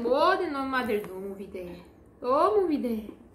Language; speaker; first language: Korean; non-native, fluent; Russian